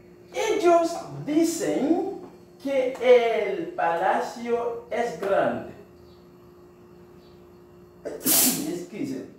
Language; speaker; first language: Spanish; non-native, fluent; Haitian Creole